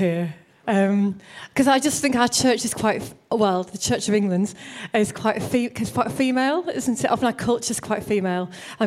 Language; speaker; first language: English; native; English